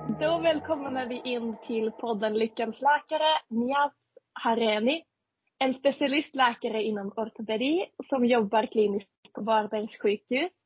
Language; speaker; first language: Swedish; non-native, fluent; Finnish